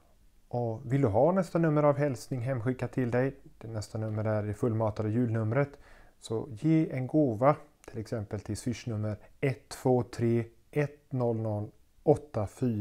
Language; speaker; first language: Swedish; native; Swedish